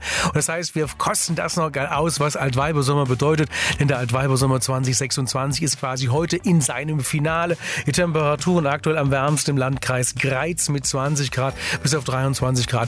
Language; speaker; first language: German; native; German